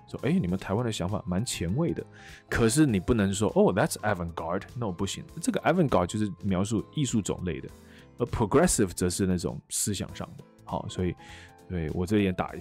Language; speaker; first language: Chinese; native; Chinese